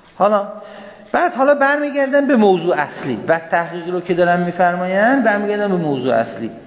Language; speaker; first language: Persian; non-native, local second language; Azerbaijani